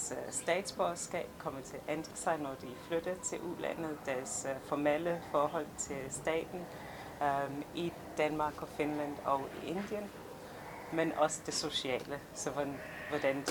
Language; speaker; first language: Danish; non-native, fluent; English